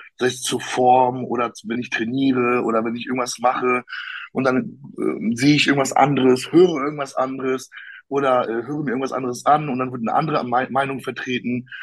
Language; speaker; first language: German; early bilingual, other home language; Polish